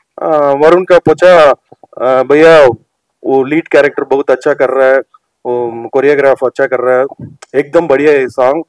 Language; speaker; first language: Hindi; non-native, local second language; Telugu